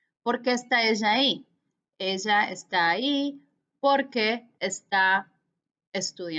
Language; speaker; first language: Spanish; non-native, fluent; English